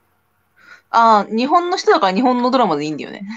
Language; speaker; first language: Japanese; native; Japanese